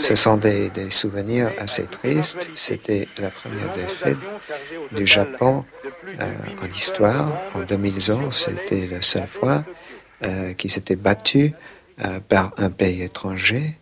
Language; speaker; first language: French; non-native, fluent; English